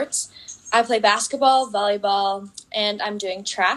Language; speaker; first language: English; native; English